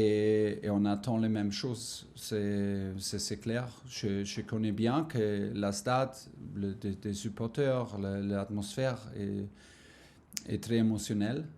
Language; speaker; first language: French; non-native, learner; German